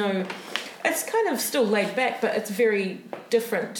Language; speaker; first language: English; native; English